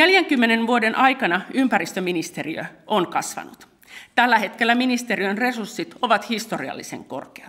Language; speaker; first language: Finnish; native; Finnish